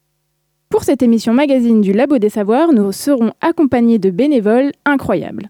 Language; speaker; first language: French; native; French